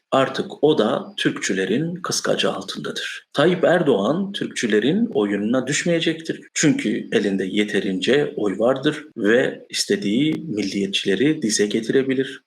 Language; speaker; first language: Turkish; non-native, local second language; Kurdish